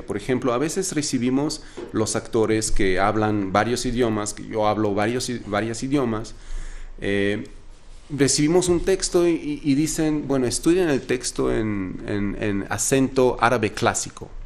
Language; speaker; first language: Spanish; non-native, fluent; Arabic